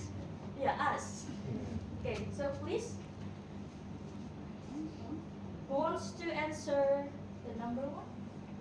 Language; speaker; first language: English; non-native, fluent; Indonesian